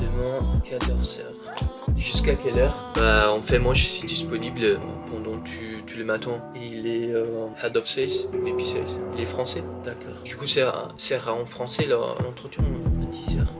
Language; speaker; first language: French; non-native, fluent; Italian